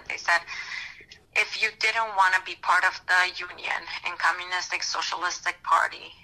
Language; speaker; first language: English; non-native, fluent; Romanian